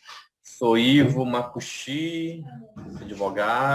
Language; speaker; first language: Portuguese; non-native, local second language; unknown